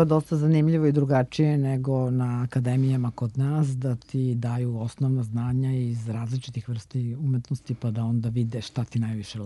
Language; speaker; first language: Serbian; native; Serbian